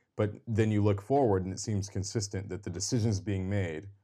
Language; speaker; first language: English; native; English